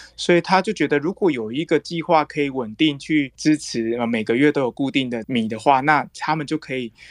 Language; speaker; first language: Chinese; native; Chinese